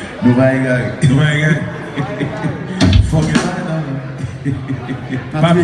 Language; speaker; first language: French; non-native, local second language; Haitian Creole